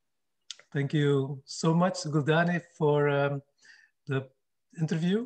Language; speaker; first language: English; non-native, fluent; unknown